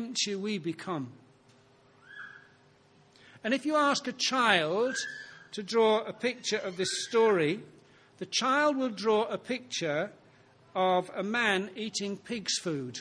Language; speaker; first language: English; native; English